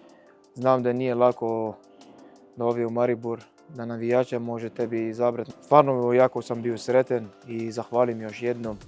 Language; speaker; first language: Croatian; non-native, fluent; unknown